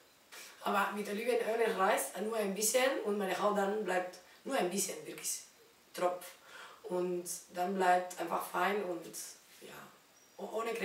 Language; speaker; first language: German; non-native, learner; Spanish